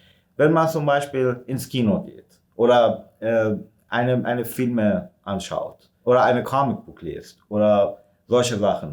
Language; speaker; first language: German; non-native, fluent; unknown